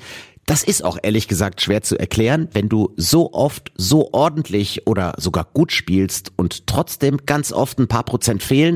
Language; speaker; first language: German; native; German